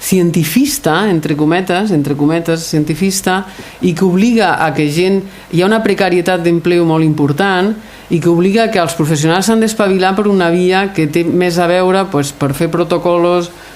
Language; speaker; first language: Catalan; native; Catalan